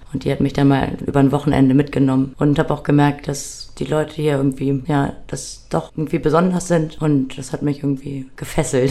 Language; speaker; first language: German; native; German